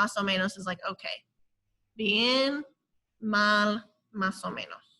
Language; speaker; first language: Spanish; non-native, fluent; English